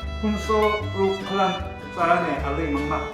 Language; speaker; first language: Thai; non-native, learner; Korean